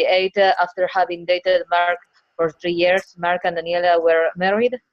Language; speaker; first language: English; non-native, learner; Spanish